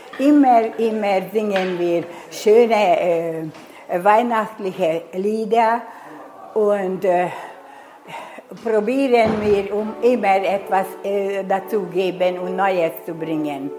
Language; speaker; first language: German; non-native, local second language; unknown